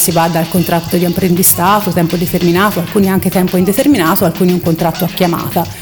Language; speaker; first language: Italian; native; Italian